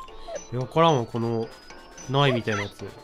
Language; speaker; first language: Japanese; native; Japanese